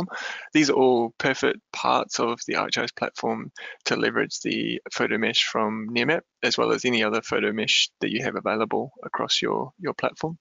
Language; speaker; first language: English; native; English